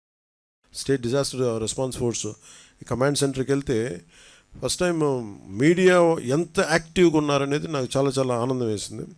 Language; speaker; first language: Telugu; native; Telugu